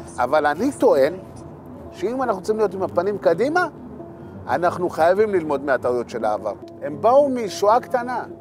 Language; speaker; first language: Hebrew; early bilingual, other home language; Amharic